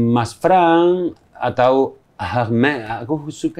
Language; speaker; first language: Indonesian; non-native, learner; Spanish